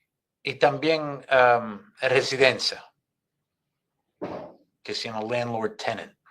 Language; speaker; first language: Spanish; non-native, fluent; English